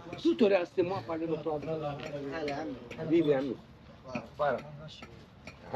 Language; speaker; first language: French; non-native, learner; Arabic